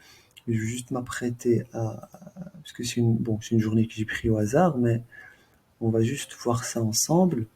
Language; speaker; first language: French; native; French